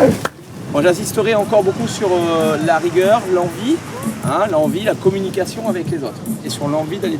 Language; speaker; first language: French; native; French